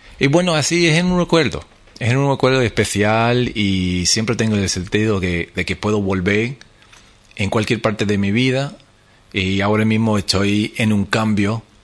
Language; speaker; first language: Spanish; non-native, fluent; English